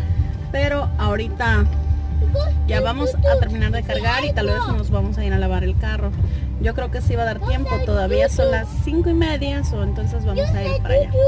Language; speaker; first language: Spanish; native; Spanish